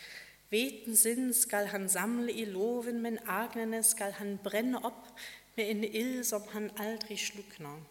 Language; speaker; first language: Norwegian; non-native, fluent; German